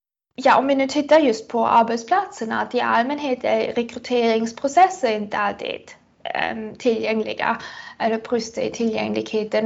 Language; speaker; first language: Swedish; non-native, fluent; German